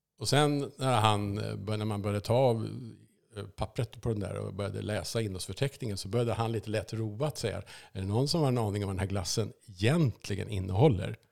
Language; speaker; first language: Swedish; native; Swedish